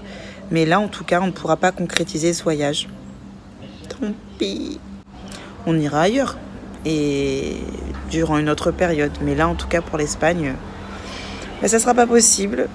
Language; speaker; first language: French; native; French